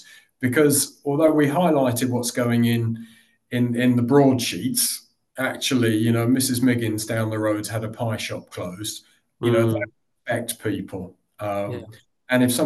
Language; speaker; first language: English; native; English